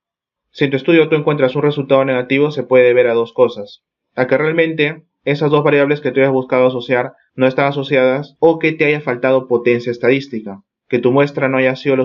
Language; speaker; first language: Spanish; native; Spanish